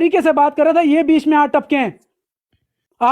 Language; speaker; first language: Urdu; native; Urdu